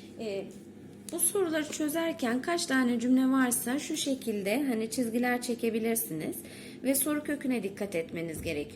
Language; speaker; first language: Turkish; native; Turkish